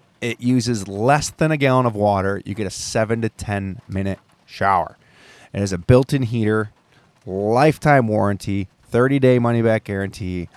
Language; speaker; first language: English; native; English